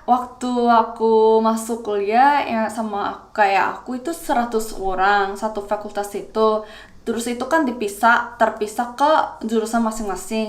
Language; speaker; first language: Indonesian; non-native, fluent; Korean